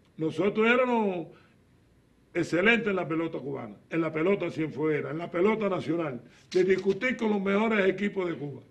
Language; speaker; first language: Spanish; native; Spanish